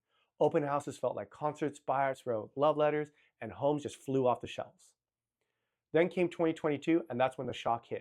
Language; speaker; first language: English; native; English